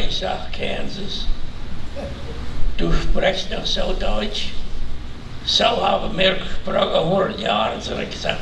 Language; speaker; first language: German; early bilingual, heritage; German